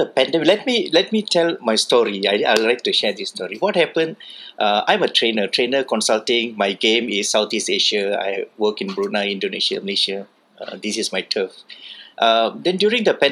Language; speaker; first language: English; non-native, local second language; Tamil